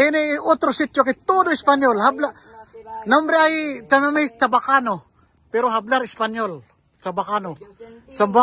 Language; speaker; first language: Spanish; non-native, learner; Filipino